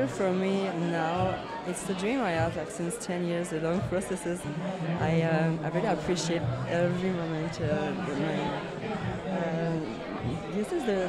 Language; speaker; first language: English; non-native, fluent; French